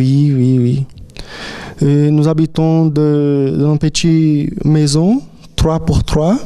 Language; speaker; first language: French; non-native, fluent; Portuguese